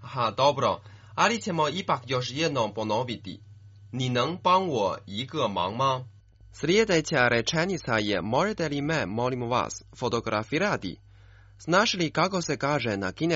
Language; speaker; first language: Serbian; non-native, fluent; Chinese